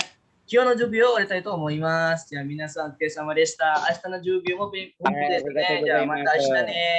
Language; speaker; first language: Japanese; non-native, fluent; Indonesian